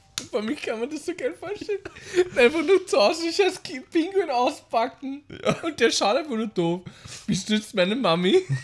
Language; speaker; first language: German; native; German